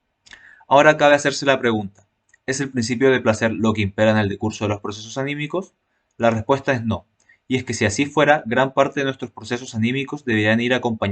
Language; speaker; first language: Spanish; native; Spanish